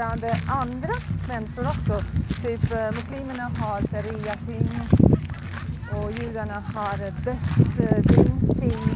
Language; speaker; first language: Swedish; non-native, fluent; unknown